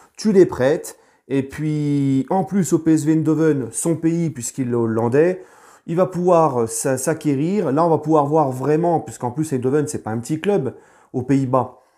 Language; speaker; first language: French; native; French